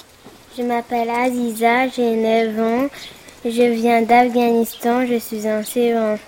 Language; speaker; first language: French; early bilingual, other home language; Pashto